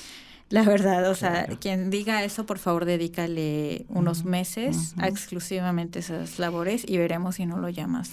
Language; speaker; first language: Spanish; native; Spanish